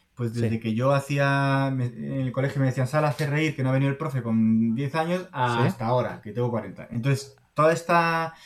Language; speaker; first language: Spanish; native; Spanish